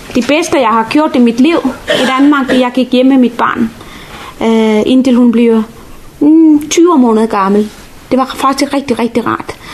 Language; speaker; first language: Danish; non-native, fluent; Tamil